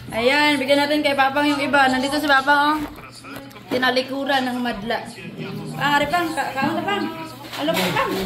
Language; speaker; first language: Filipino; non-native, local second language; Cebuano